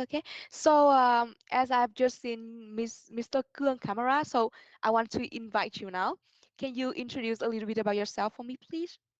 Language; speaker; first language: English; non-native, fluent; Vietnamese